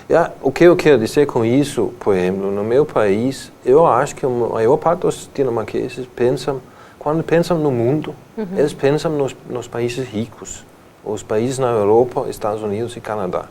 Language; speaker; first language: Portuguese; non-native, fluent; Danish